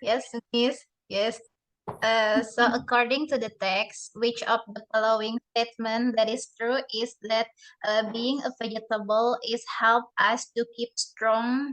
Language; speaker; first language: English; non-native, learner; Indonesian